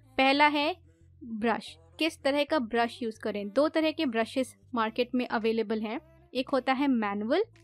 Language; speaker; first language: Hindi; native; Hindi